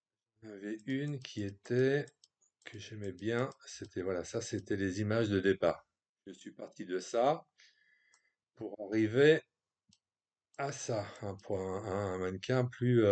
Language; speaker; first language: French; native; French